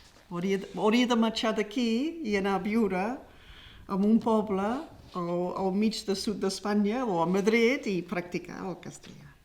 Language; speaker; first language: Catalan; non-native, fluent; English